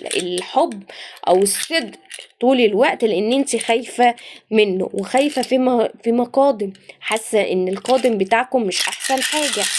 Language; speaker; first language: Arabic; native; Arabic